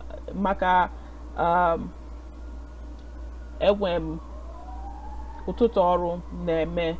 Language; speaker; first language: Igbo; non-native, learner; English